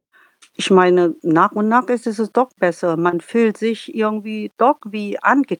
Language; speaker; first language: German; non-native, learner; Vietnamese